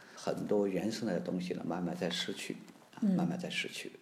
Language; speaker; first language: Chinese; native; Chinese